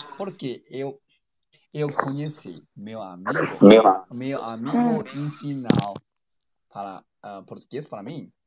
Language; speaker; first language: Portuguese; non-native, learner; Chinese